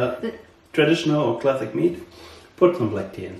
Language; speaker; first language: English; non-native, learner; German